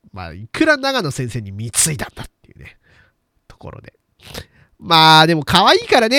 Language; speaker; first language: Japanese; native; Japanese